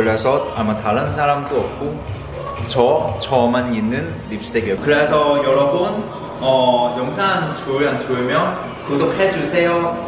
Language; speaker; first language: Korean; non-native, fluent; Cantonese